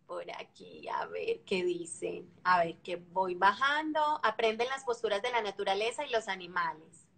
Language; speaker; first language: Spanish; native; Spanish